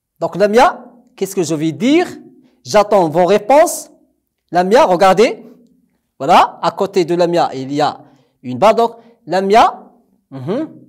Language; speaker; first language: French; non-native, local second language; Arabic